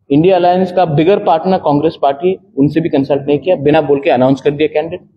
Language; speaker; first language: Hindi; non-native, local second language; Bangla